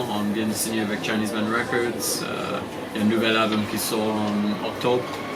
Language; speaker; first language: French; non-native, fluent; English